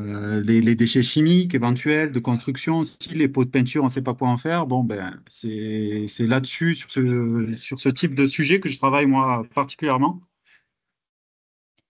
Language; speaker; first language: French; native; French